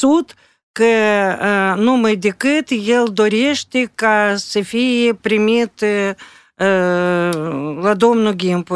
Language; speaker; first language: Romanian; non-native, local second language; Russian